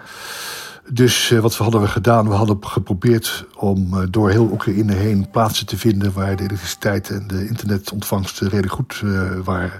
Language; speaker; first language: Dutch; native; Dutch